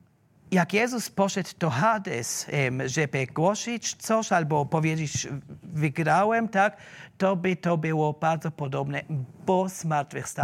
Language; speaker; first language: Polish; non-native, learner; German